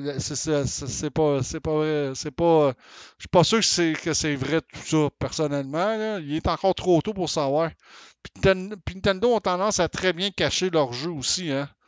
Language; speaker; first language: French; native; French